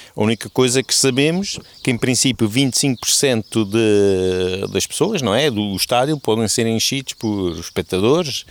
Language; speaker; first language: Portuguese; non-native, fluent; German